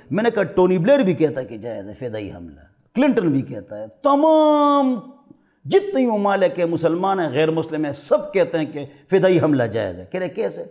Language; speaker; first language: Urdu; non-native, local second language; Pashto